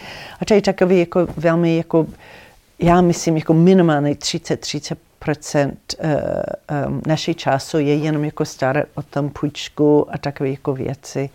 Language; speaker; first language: Czech; non-native, fluent; English